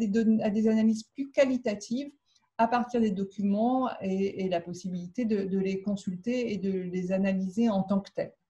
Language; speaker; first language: French; native; French